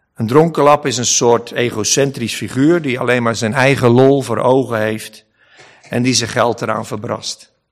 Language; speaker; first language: Dutch; native; Dutch